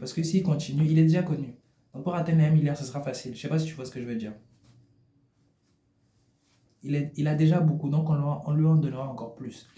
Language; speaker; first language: French; native; French